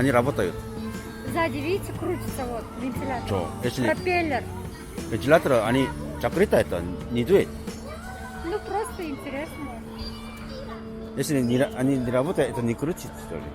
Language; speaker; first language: Russian; non-native, learner; Korean